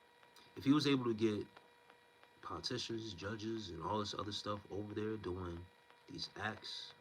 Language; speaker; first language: English; native; English